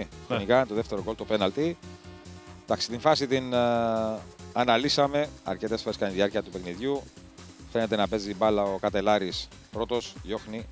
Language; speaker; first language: Greek; native; Greek